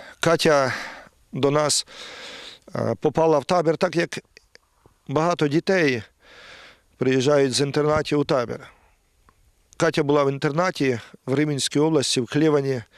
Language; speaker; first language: Ukrainian; native; Ukrainian